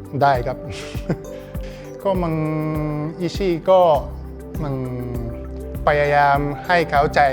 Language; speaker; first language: Thai; non-native, learner; Japanese